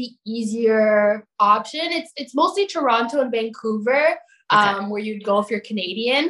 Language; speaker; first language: English; native; English